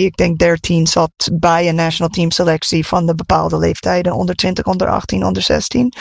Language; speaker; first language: Dutch; non-native, fluent; English